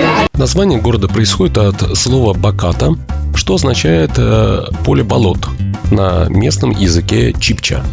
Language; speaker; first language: Russian; native; Russian